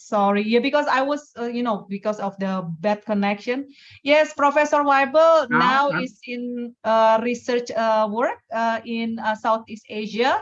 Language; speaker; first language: English; non-native, fluent; Indonesian